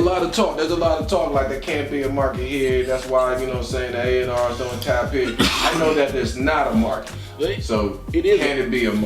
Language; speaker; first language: English; native; English